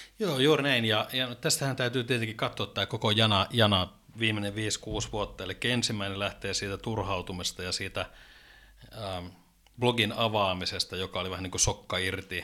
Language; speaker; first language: Finnish; native; Finnish